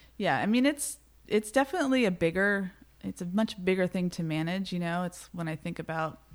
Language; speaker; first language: English; native; English